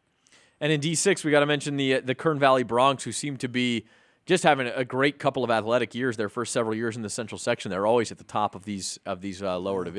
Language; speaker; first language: English; native; English